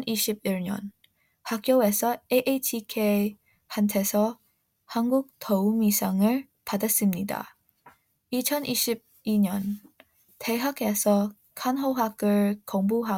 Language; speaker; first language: Korean; non-native, learner; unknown